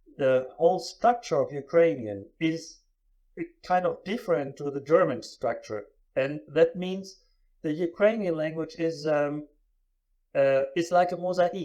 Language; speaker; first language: English; non-native, fluent; German